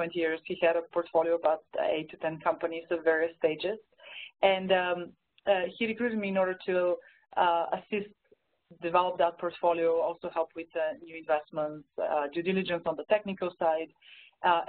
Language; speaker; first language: English; non-native, fluent; Bulgarian